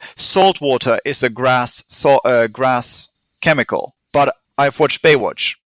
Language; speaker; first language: English; non-native, fluent; German